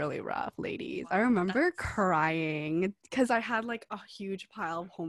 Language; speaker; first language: English; early bilingual, other home language; Cantonese